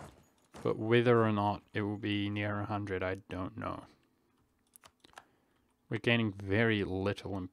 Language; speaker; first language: English; native; English